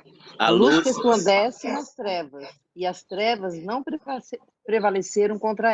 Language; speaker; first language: Portuguese; native; Portuguese